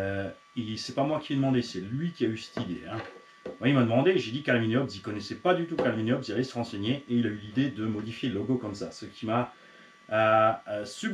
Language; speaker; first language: French; native; French